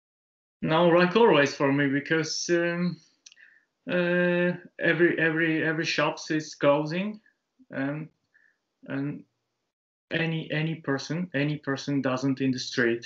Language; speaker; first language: English; non-native, learner; Japanese